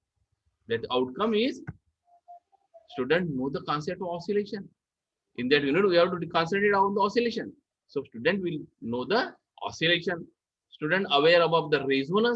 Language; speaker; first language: English; non-native, local second language; Marathi